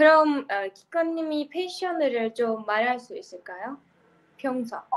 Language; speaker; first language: Korean; non-native, learner; Turkish